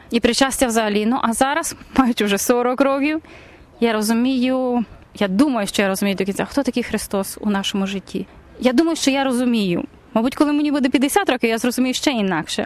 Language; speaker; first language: Ukrainian; native; Ukrainian